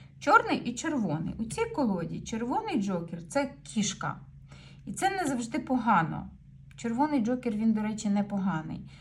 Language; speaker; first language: Ukrainian; non-native, local second language; Russian